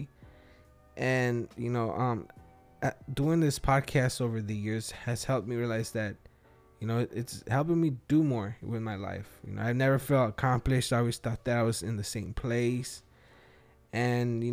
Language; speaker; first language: English; early bilingual, other home language; Spanish